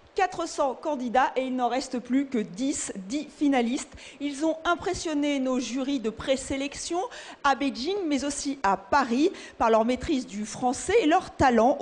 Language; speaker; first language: French; native; French